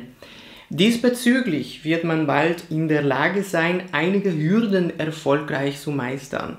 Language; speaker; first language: German; non-native, fluent; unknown